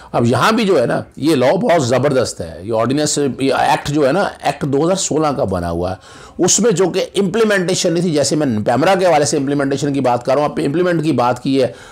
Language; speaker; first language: Urdu; non-native, local second language; Punjabi